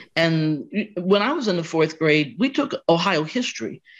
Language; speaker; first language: English; native; English